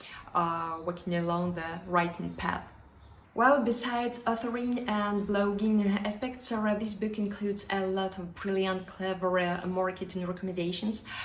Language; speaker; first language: English; non-native, fluent; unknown